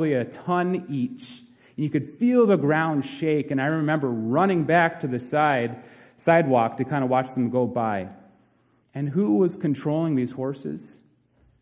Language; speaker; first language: English; native; English